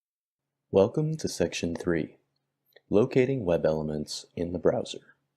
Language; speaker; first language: English; native; English